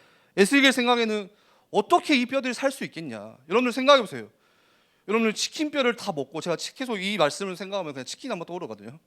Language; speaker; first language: Korean; native; Korean